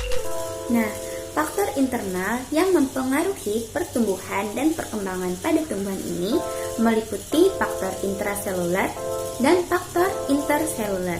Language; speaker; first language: Indonesian; non-native, local second language; Banjar